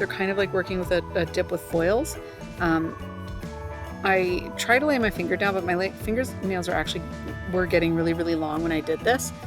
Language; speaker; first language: English; native; English